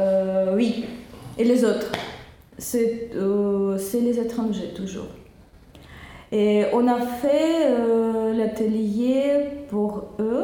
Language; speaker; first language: French; non-native, learner; Russian